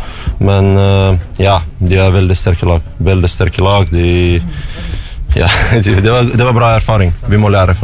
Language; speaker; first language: Norwegian; non-native, learner; Russian